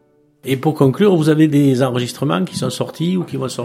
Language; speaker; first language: French; native; French